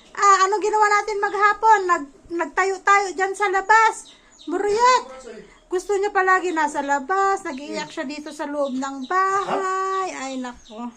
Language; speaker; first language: Filipino; native; Filipino